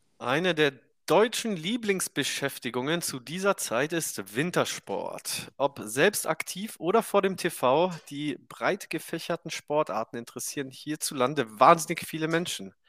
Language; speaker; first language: German; native; German